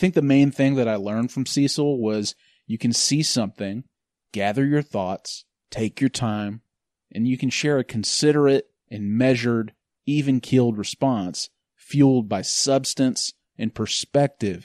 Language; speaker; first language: English; native; English